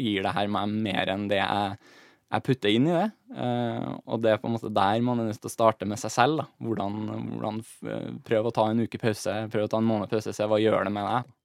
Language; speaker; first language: Norwegian; native; Norwegian